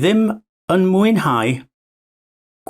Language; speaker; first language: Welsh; non-native, learner; English